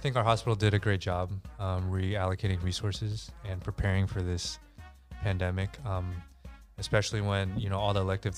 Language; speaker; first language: English; native; English